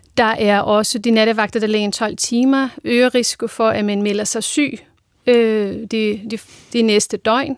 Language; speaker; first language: Danish; non-native, fluent; Portuguese